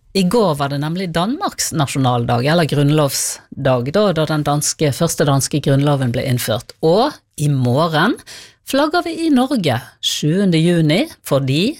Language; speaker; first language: Norwegian; native; Norwegian